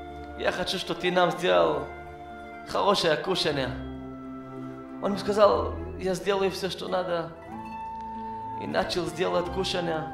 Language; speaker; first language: Russian; non-native, learner; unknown